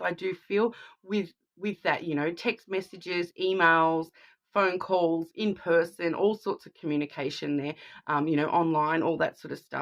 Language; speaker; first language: English; native; English